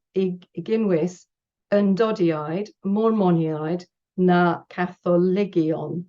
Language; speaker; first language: Welsh; non-native, learner; English